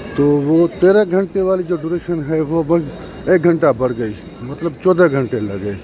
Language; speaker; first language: Urdu; non-native, local second language; Sindhi